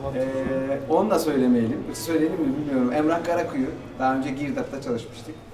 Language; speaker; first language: Turkish; native; Turkish